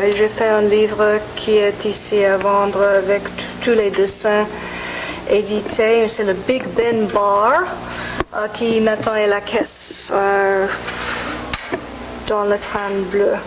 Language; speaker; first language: French; non-native, fluent; English